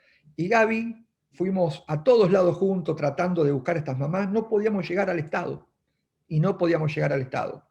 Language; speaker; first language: Spanish; native; Spanish